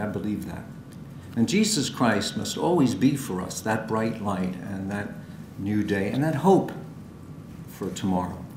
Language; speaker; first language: English; native; English